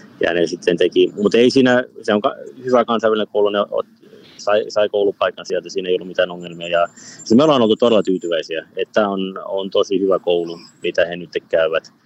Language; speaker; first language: Finnish; native; Finnish